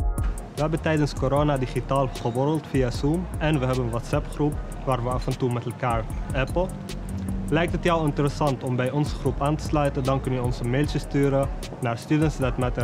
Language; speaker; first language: Dutch; non-native, fluent; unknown